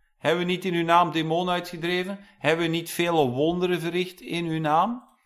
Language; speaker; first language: Dutch; non-native, fluent; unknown